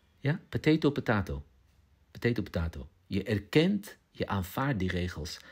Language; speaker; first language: Dutch; early bilingual, other home language; Arabic